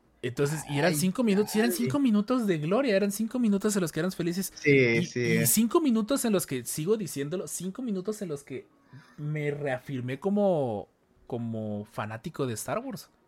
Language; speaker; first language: Spanish; native; Spanish